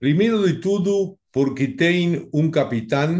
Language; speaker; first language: Portuguese; non-native, learner; Spanish